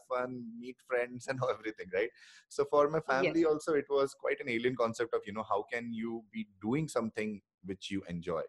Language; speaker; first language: English; non-native, local second language; Hindi